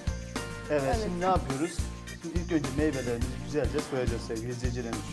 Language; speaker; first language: Turkish; native; Turkish